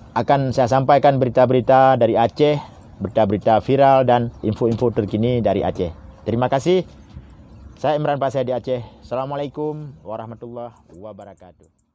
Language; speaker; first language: Indonesian; non-native, local second language; Achinese